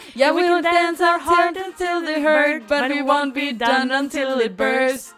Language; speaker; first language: English; non-native, fluent; Danish